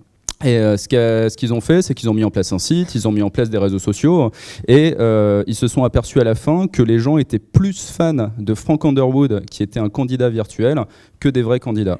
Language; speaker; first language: French; native; French